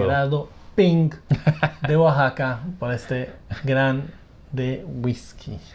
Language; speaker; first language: Spanish; non-native, fluent; English